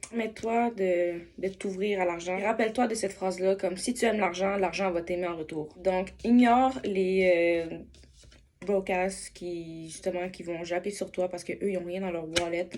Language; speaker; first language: French; native; French